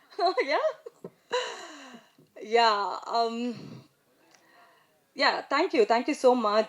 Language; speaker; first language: Tamil; non-native, learner; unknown